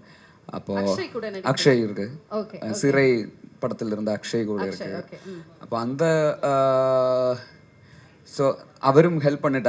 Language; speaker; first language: Tamil; non-native, local second language; Malayalam